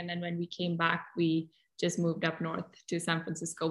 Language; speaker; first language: English; non-native, local second language; Malayalam